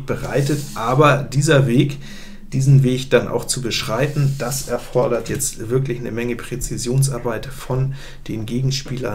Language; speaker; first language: German; native; German